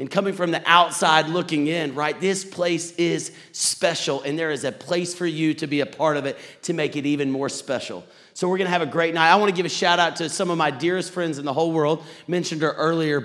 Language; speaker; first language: English; native; English